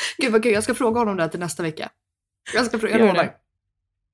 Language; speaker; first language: Swedish; native; Swedish